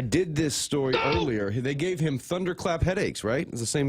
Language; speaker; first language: English; native; English